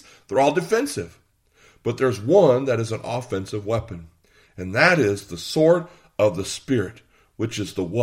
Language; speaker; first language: English; native; English